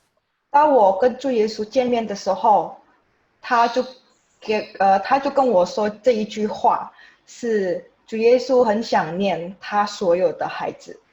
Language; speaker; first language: Chinese; non-native, fluent; Indonesian